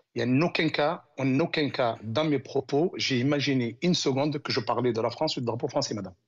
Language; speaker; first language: French; non-native, local second language; Arabic